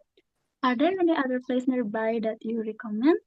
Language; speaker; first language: English; non-native, learner; Indonesian